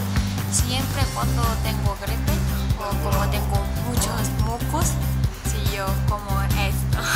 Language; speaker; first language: Spanish; non-native, learner; Korean